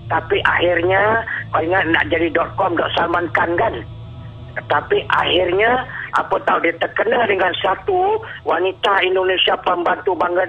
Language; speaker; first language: Malay; native; Malay